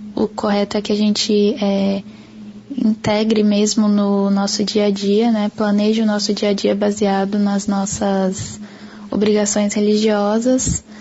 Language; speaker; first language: Portuguese; native; Portuguese